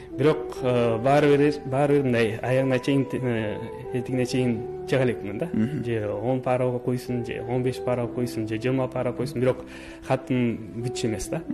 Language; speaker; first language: Kyrgyz; non-native, local second language; Russian